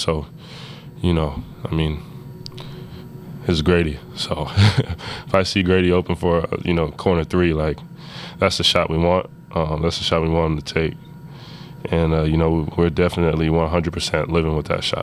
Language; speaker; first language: English; native; English